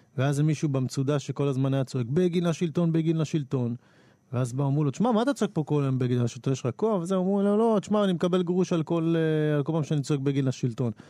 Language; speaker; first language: Hebrew; native; Hebrew